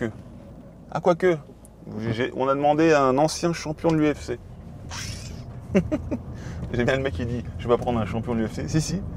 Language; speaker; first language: French; native; French